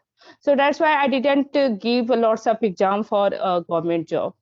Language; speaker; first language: English; non-native, learner; Hindi